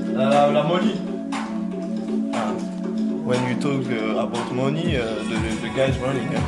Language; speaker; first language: English; non-native, learner; French